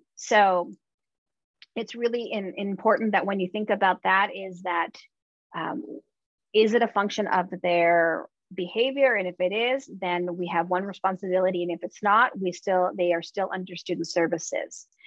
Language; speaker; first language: English; native; English